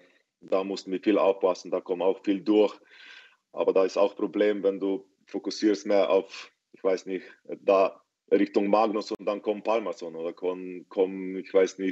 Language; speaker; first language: German; non-native, fluent; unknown